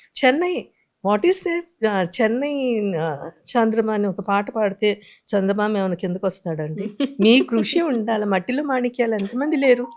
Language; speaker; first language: Telugu; native; Telugu